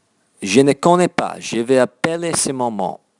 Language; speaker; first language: French; non-native, learner; English